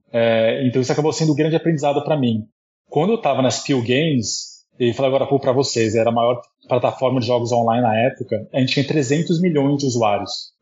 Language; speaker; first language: Portuguese; early bilingual, heritage; Portuguese